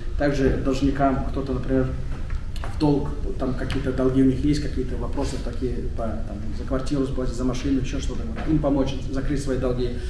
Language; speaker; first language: Russian; non-native, local second language; Tatar